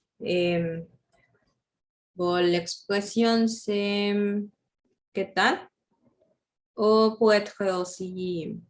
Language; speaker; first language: French; non-native, learner; Spanish